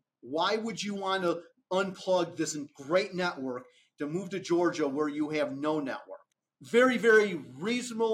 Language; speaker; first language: English; native; English